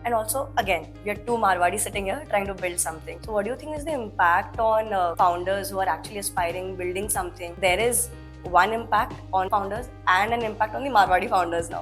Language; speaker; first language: English; non-native, local second language; Hindi